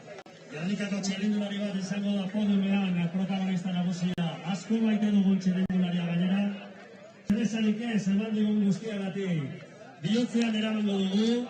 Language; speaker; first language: Basque; native; Basque